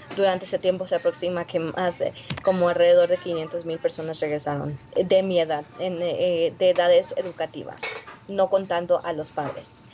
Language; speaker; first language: Spanish; early bilingual, heritage; Spanish